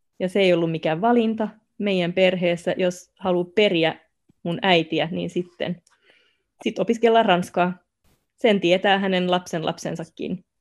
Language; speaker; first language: Finnish; non-native, local second language; Swedish